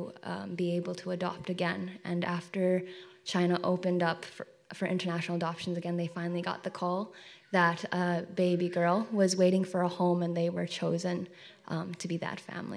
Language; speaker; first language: English; native; English